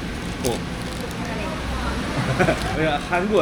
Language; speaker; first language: Chinese; non-native, fluent; Korean